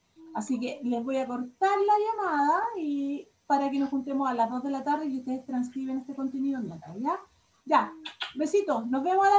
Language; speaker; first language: Spanish; native; Spanish